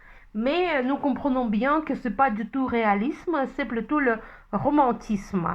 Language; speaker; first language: French; non-native, fluent; Russian